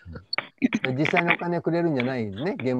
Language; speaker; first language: Japanese; native; Japanese